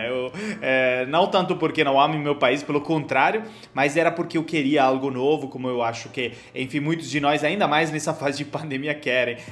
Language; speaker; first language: Portuguese; non-native, fluent; Italian